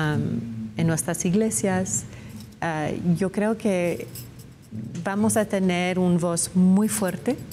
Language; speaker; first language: Spanish; non-native, fluent; English